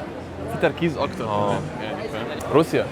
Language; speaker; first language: Arabic; native; Arabic